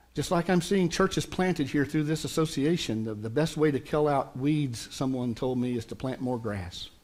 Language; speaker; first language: English; native; English